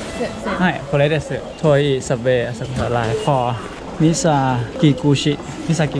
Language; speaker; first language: Japanese; non-native, learner; Thai